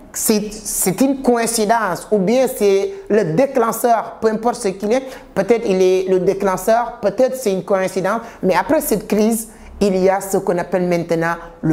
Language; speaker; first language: French; non-native, local second language; Wolof